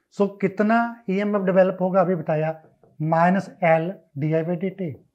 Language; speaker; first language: Hindi; non-native, local second language; Punjabi